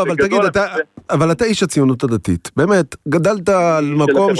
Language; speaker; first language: Hebrew; native; Hebrew